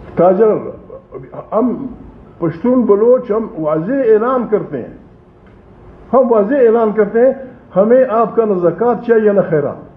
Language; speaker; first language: Urdu; non-native, local second language; Pashto